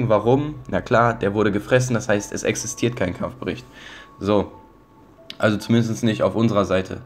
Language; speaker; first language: German; native; German